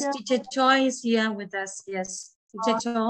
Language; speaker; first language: English; non-native, learner; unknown